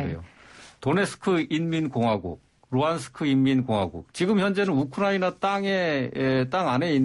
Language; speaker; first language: Korean; native; Korean